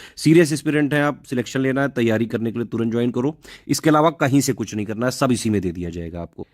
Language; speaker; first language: Hindi; native; Hindi